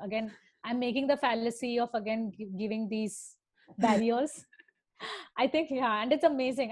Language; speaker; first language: English; non-native, local second language; Tamil